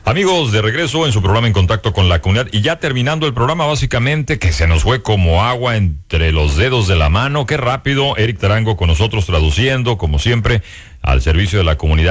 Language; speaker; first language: Spanish; native; Spanish